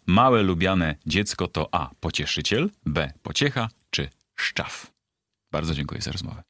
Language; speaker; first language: Polish; native; Polish